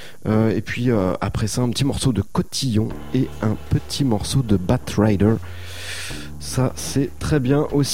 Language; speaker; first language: French; native; French